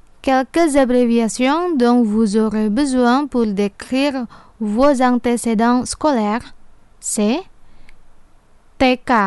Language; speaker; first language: French; non-native, fluent; Indonesian